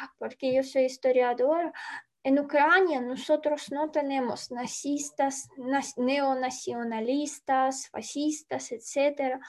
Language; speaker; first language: Spanish; non-native, learner; Ukrainian